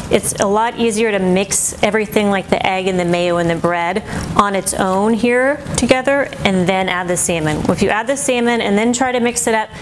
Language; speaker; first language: English; native; English